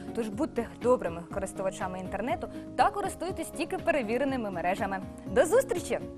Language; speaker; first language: Ukrainian; native; Ukrainian